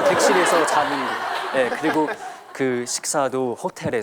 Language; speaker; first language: Korean; non-native, fluent; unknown